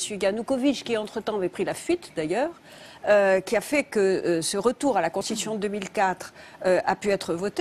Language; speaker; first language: French; native; French